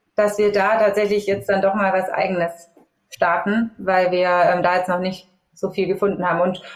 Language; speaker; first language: German; native; German